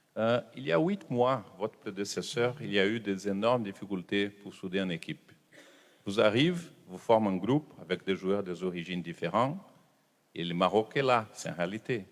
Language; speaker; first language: French; non-native, fluent; Portuguese